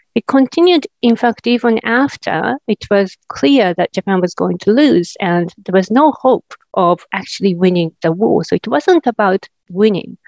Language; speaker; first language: English; non-native, fluent; Japanese